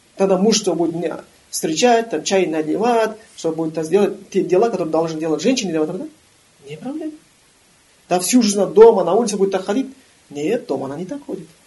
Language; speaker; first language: Russian; non-native, local second language; Kazakh